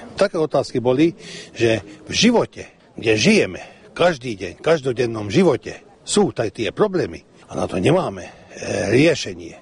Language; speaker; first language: Slovak; early bilingual, heritage; Slovak